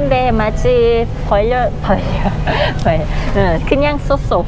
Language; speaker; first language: Korean; non-native, learner; Thai